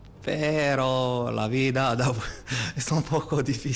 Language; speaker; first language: Spanish; non-native, learner; Arabic